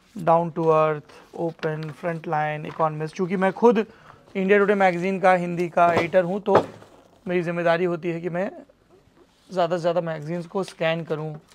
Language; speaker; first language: Hindi; native; Hindi